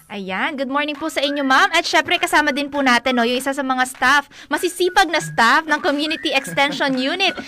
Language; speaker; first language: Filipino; non-native, local second language; Pampanga